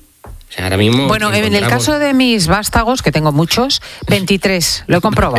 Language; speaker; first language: Spanish; native; Spanish